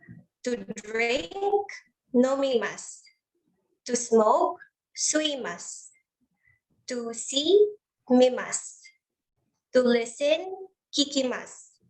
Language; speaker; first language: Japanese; non-native, learner; Filipino